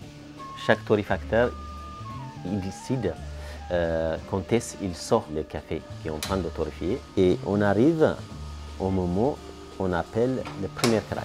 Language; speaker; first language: French; non-native, fluent; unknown